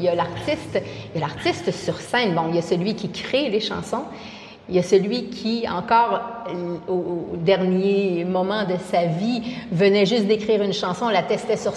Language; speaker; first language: French; native; French